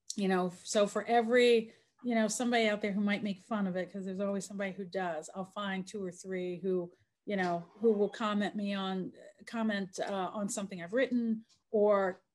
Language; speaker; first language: English; native; English